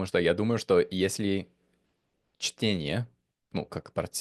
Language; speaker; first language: Russian; non-native, fluent; English